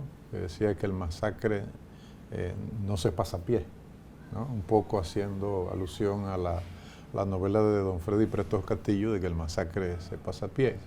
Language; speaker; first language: Spanish; native; Spanish